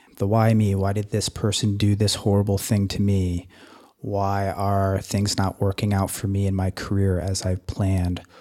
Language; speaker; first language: English; native; English